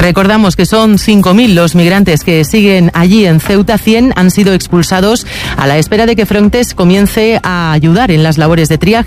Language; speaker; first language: Spanish; native; Spanish